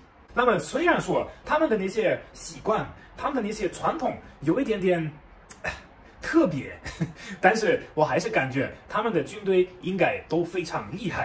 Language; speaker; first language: Chinese; non-native, fluent; German